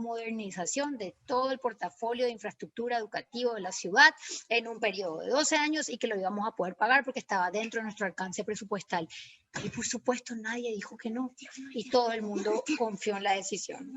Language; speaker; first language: Spanish; native; Spanish